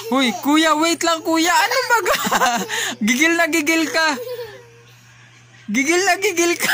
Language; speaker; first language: Filipino; native; Filipino